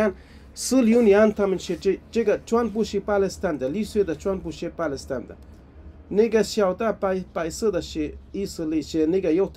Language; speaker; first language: Chinese; non-native, fluent; Arabic